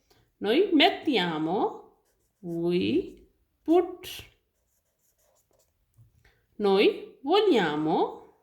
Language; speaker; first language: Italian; non-native, learner; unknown